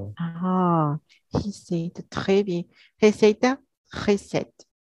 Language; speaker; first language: French; non-native, learner; Portuguese